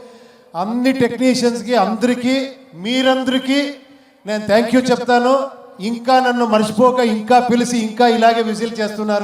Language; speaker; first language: Telugu; non-native, local second language; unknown